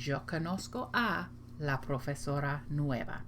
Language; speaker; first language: Spanish; non-native, fluent; English